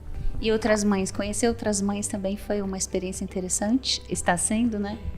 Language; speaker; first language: Portuguese; native; Portuguese